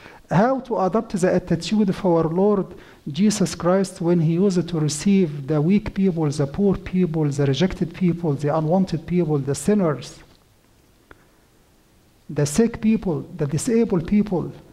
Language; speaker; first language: English; non-native, fluent; Arabic